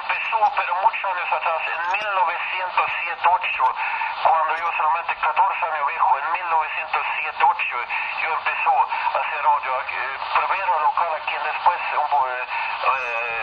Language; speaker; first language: Spanish; non-native, learner; Swedish